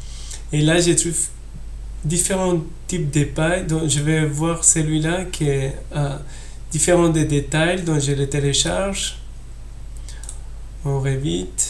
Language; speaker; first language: French; non-native, fluent; Spanish